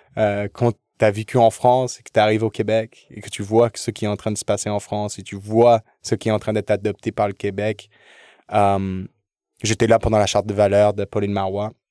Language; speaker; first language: French; early bilingual, other home language; English